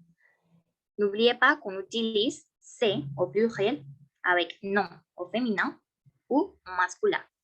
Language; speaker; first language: French; non-native, learner; Spanish